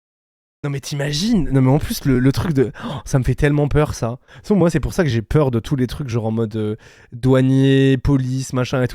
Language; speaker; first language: French; native; French